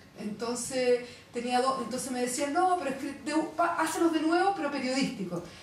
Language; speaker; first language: Spanish; native; Spanish